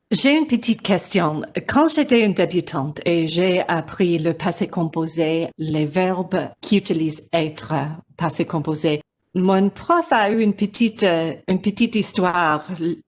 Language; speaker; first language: French; non-native, learner; English